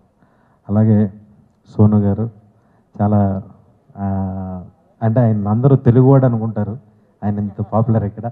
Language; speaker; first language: Telugu; native; Telugu